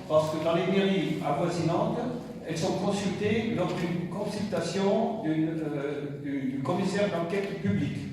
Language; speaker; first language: French; non-native, fluent; German